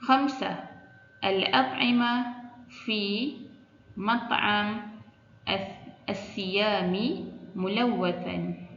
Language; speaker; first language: Arabic; non-native, fluent; Malay